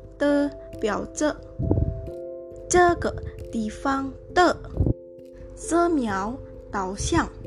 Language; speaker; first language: Chinese; non-native, learner; Indonesian